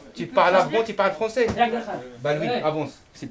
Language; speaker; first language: French; native; French